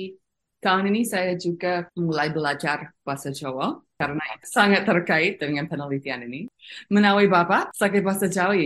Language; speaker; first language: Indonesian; non-native, fluent; English